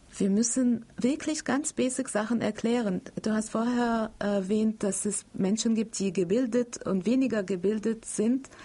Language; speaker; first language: German; non-native, fluent; Arabic